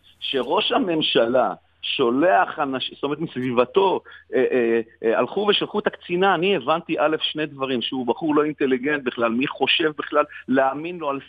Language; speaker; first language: Hebrew; native; Hebrew